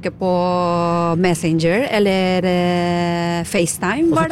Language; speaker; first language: Norwegian; non-native, fluent; Filipino